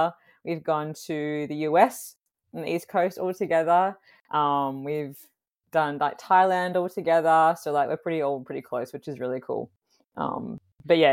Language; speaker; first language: English; native; English